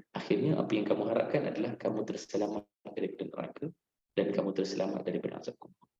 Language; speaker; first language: Malay; native; Malay